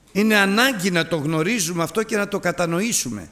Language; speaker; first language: Greek; native; Greek